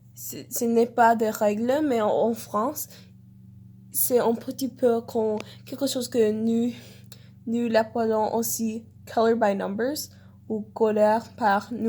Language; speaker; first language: French; non-native, learner; English